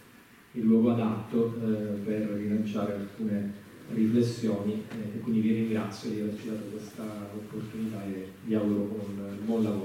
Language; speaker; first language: Italian; native; Italian